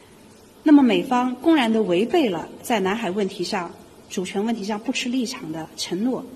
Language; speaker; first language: Chinese; native; Chinese